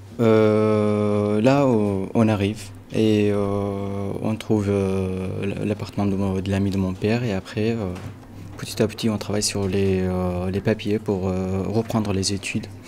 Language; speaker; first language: French; non-native, fluent; Arabic